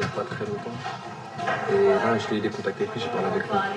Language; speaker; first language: French; native; French